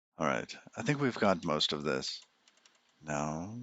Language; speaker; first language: English; native; English